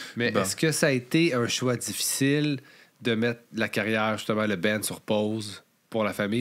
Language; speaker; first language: French; native; French